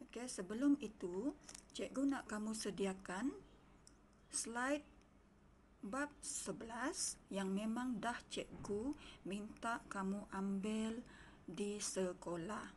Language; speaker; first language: Malay; non-native, local second language; Iban